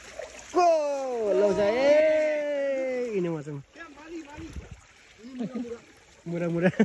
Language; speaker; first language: Indonesian; non-native, learner; Nepali